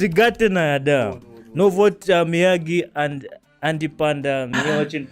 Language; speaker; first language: Russian; non-native, learner; English